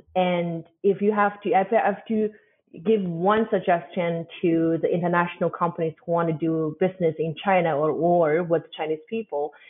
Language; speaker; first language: English; non-native, fluent; Chinese